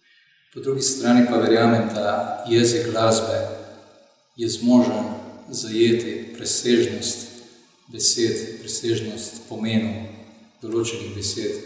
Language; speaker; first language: Slovenian; early bilingual, other home language; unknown